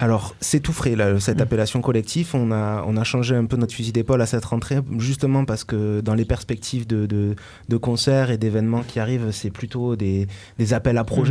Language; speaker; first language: French; native; French